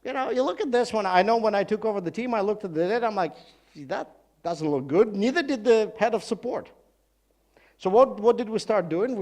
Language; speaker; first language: English; non-native, fluent; Russian